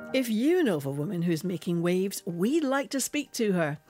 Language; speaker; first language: English; native; English